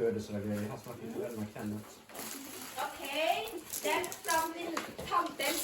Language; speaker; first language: Swedish; non-native, learner; Thai